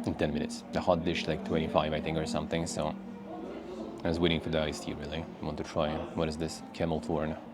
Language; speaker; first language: English; non-native, fluent; Russian